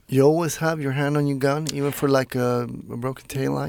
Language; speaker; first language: English; non-native, fluent; Swedish